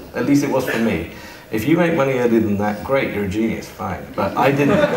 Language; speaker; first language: English; native; English